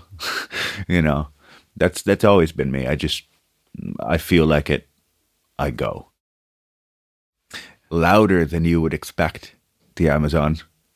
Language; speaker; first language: English; early bilingual, other home language; Portuguese